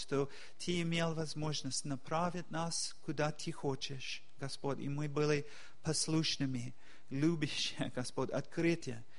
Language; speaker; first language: Russian; non-native, fluent; English